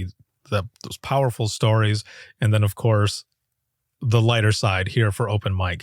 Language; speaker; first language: English; native; English